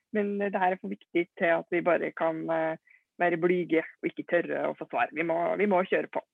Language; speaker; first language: Norwegian; native; Norwegian